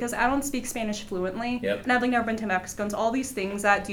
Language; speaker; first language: English; native; English